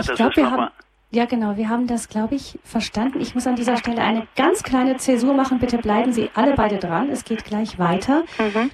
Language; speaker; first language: German; native; German